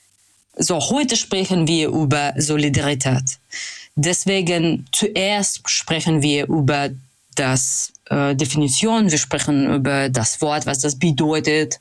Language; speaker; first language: German; non-native, fluent; Russian